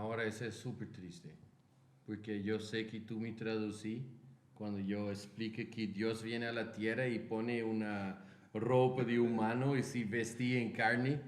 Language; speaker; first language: Spanish; non-native, fluent; Portuguese